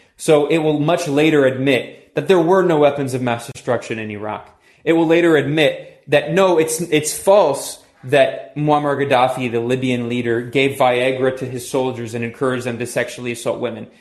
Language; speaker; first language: English; native; English